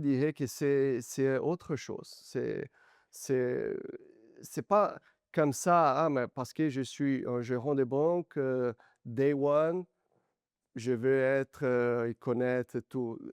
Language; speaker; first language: French; non-native, learner; Portuguese